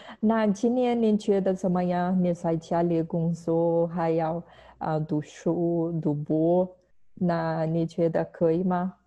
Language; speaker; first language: Chinese; non-native, fluent; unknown